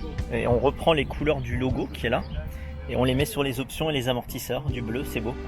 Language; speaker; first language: French; native; French